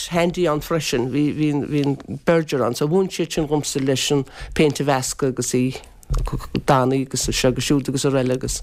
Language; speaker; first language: Irish; native; Irish